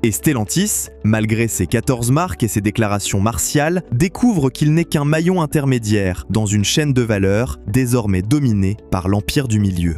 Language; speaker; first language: French; native; French